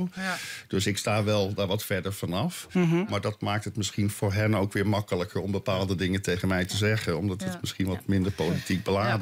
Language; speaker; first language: Dutch; native; Dutch